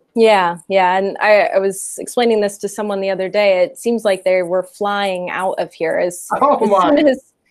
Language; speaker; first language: English; native; English